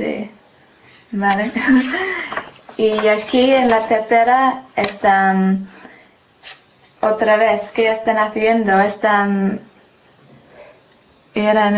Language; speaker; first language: Spanish; non-native, learner; English